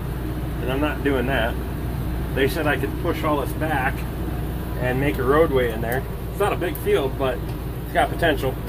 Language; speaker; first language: English; native; English